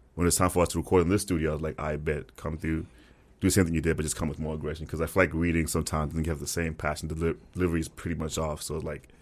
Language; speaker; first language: English; non-native, local second language; Tswana